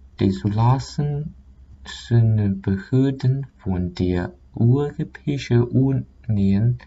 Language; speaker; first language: German; non-native, learner; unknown